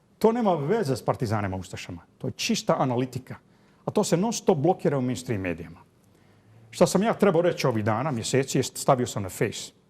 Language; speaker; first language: Bosnian; early bilingual, heritage; Croatian